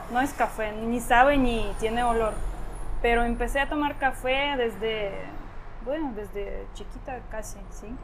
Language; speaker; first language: Spanish; non-native, fluent; Ukrainian